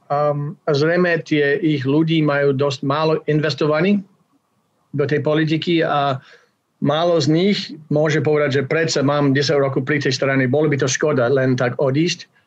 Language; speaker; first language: Slovak; non-native, fluent; English